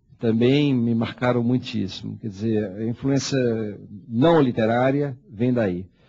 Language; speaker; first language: Portuguese; early bilingual, heritage; Portuguese